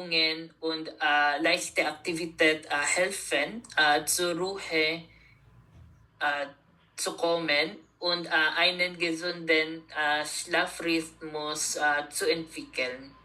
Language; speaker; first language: German; non-native, learner; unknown